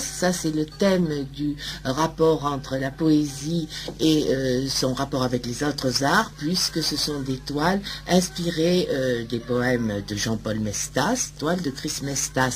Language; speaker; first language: French; native; French